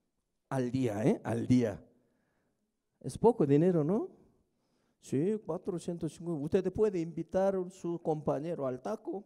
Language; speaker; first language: Spanish; non-native, fluent; Korean